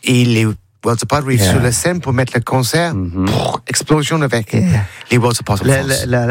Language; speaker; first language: French; non-native, learner; English